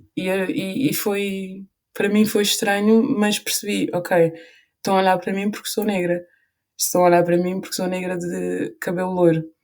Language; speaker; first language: Portuguese; early bilingual, other home language; Upper Guinea Crioulo